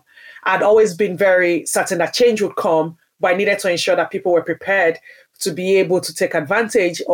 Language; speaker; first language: English; non-native, local second language; Yoruba